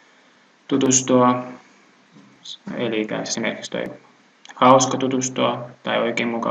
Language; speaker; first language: Finnish; non-native, fluent; Russian